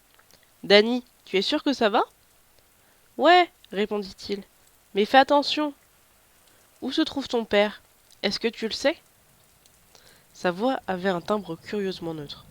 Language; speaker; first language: French; native; French